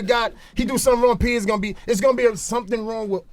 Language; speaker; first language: English; native; English